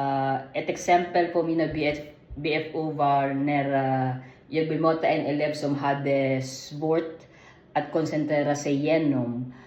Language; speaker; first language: Swedish; non-native, learner; Filipino